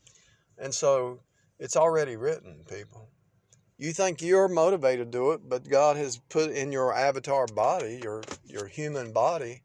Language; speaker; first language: English; native; English